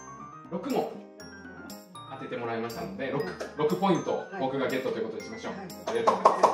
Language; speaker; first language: Japanese; native; Japanese